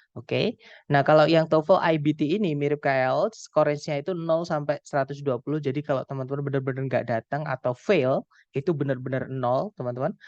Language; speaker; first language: Indonesian; non-native, local second language; Javanese